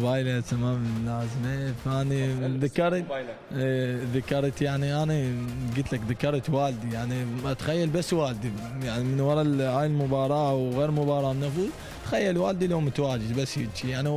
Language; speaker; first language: Arabic; native; Arabic